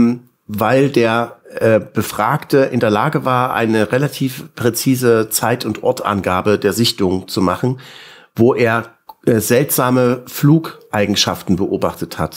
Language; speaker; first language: German; native; German